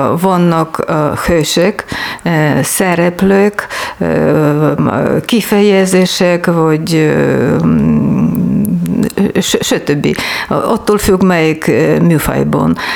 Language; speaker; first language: Hungarian; non-native, learner; Ukrainian